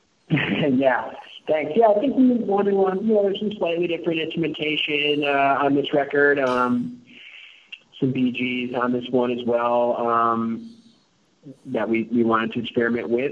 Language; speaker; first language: English; native; English